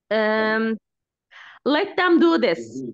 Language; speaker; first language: English; non-native, learner; Turkish